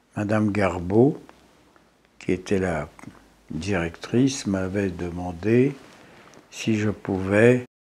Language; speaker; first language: French; early bilingual, other home language; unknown